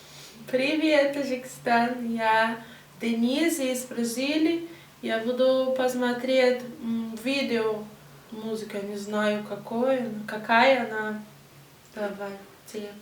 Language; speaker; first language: Russian; non-native, learner; Portuguese